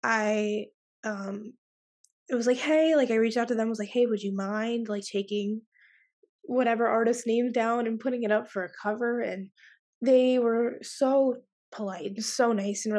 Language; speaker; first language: English; native; English